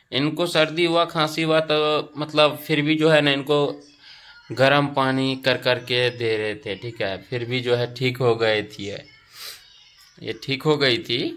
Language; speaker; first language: Hindi; native; Hindi